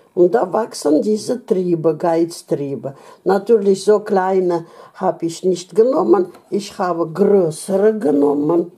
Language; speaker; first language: German; non-native, fluent; Russian